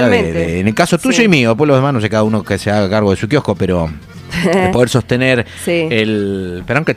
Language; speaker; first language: Spanish; native; Spanish